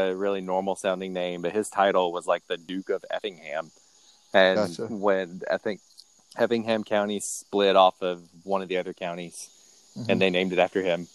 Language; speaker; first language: English; native; English